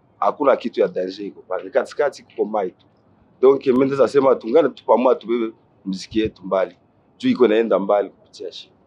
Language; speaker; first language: Swahili; native; Swahili